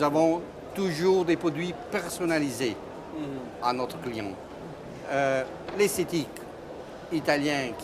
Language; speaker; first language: French; non-native, fluent; Italian